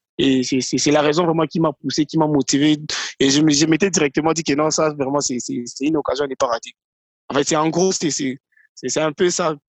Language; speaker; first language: French; non-native, local second language; Lingala